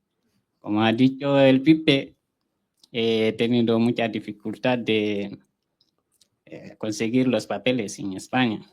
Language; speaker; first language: Spanish; non-native, fluent; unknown